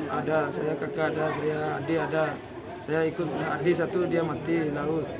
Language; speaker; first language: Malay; non-native, learner; Rohingya